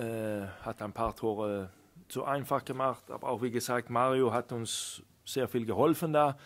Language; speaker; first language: German; non-native, fluent; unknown